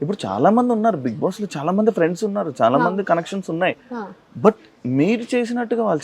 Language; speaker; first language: Telugu; native; Telugu